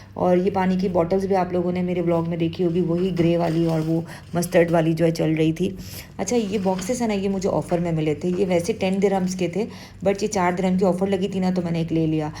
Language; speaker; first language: Urdu; native; Urdu